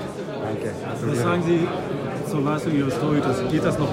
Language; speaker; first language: German; native; German